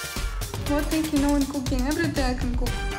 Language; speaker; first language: English; non-native, fluent; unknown